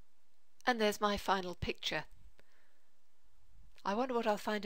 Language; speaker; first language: English; native; English